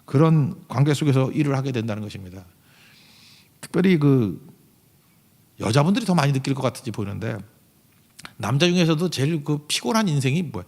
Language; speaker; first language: Korean; native; Korean